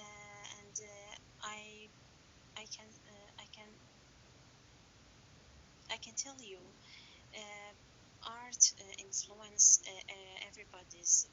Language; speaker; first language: English; non-native, learner; Persian